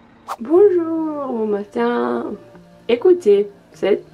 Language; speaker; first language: French; non-native, learner; Norwegian